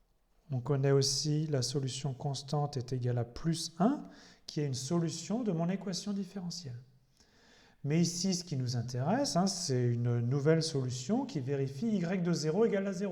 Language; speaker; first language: French; native; French